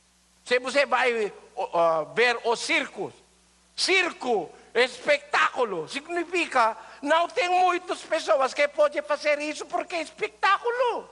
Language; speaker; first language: Portuguese; non-native, learner; Filipino